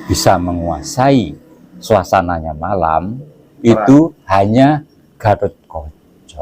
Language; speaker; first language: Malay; non-native, local second language; Javanese